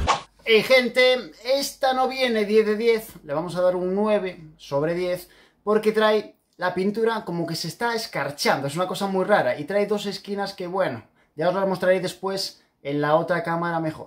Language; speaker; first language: Spanish; native; Spanish